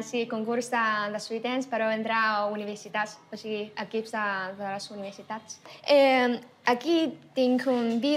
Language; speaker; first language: Catalan; non-native, learner; Chinese